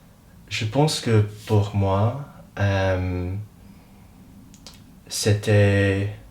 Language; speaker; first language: French; non-native, learner; English